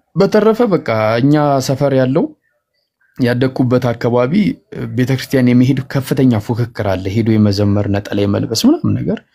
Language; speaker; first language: Amharic; native; Amharic